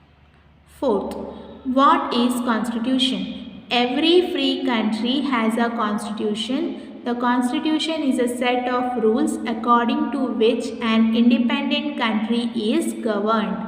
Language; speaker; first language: English; non-native, local second language; Hindi